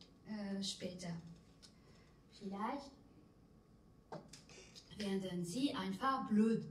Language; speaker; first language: German; non-native, fluent; French